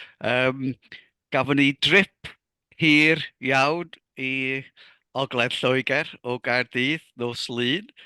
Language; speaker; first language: Welsh; native; Welsh